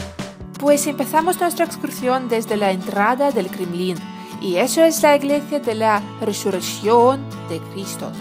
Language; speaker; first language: Spanish; non-native, learner; Russian